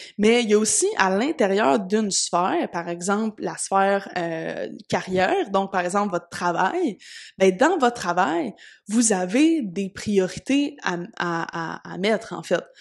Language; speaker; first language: French; native; French